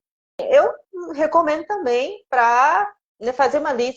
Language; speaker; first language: Portuguese; non-native, fluent; Japanese